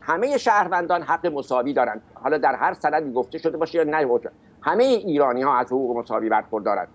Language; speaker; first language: Persian; native; Persian